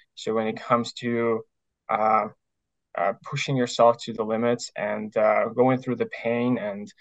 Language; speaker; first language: English; non-native, fluent; Ukrainian